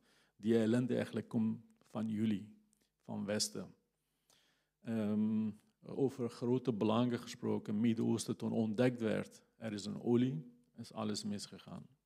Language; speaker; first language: Dutch; non-native, fluent; Kurdish